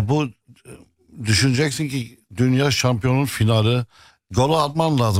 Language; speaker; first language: Turkish; non-native, fluent; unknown